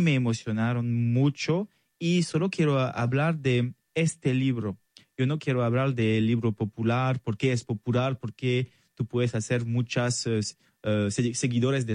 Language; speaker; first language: Spanish; non-native, fluent; French